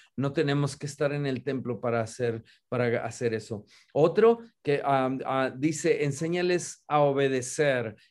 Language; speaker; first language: Spanish; native; Spanish